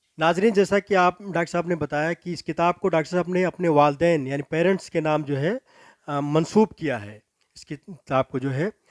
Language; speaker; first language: Hindi; native; Hindi